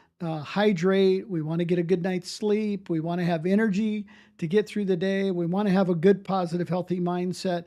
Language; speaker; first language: English; native; English